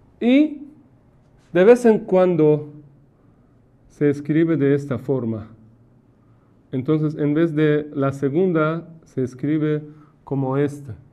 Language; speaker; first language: Spanish; non-native, fluent; Persian